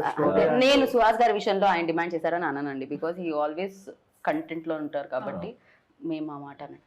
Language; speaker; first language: Telugu; native; Telugu